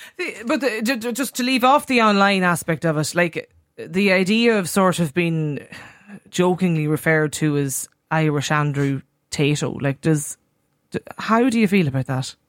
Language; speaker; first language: English; native; English